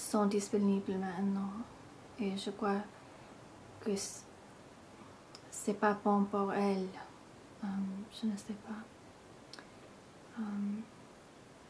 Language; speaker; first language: French; non-native, learner; English